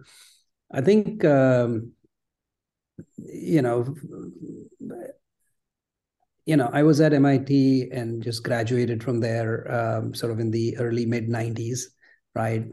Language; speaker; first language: English; non-native, local second language; Gujarati